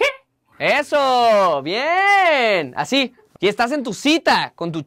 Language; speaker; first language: Spanish; native; Spanish